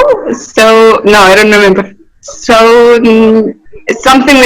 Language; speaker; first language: English; non-native, learner; Arabic